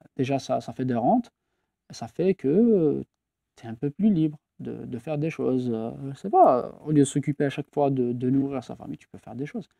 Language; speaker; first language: French; non-native, local second language; Kabyle